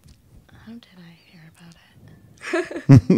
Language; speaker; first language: English; native; English